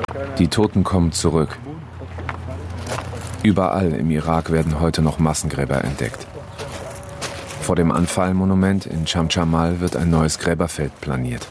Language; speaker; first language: German; native; German